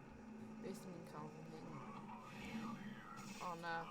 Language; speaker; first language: Welsh; non-native, learner; English